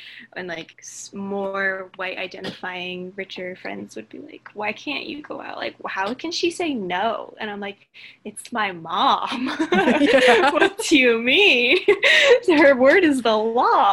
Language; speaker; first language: English; native; English